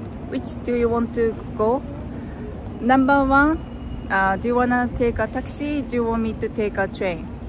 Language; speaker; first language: English; non-native, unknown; Japanese